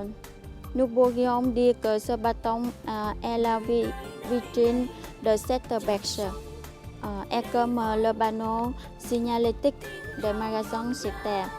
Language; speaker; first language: French; non-native, learner; Vietnamese